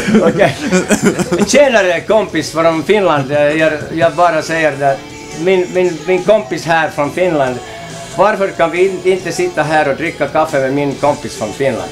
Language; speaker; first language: Swedish; non-native, local second language; Finnish